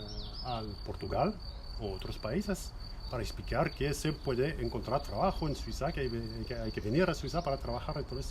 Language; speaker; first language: Spanish; non-native, fluent; French